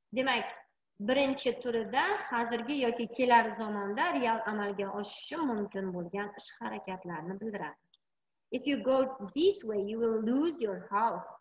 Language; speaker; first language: English; non-native, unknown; Uzbek